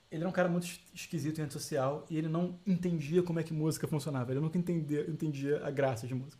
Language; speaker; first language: Portuguese; native; Portuguese